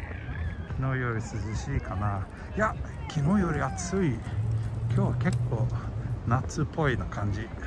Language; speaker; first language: Japanese; non-native, fluent; Swedish